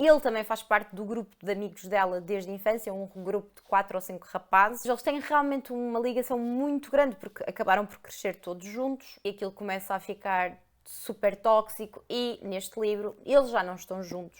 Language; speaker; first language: Portuguese; native; Portuguese